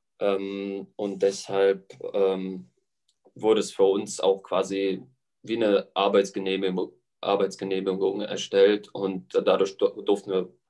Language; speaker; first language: German; early bilingual, other home language; Latvian